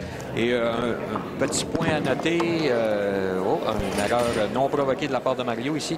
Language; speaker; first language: French; native; French